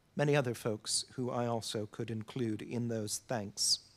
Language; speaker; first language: English; native; English